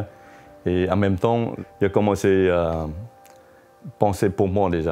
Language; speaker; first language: French; non-native, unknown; Chinese